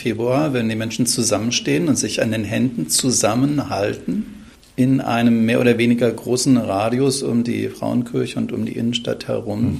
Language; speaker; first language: German; native; German